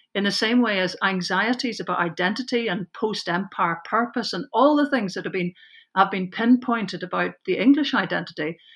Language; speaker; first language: English; native; English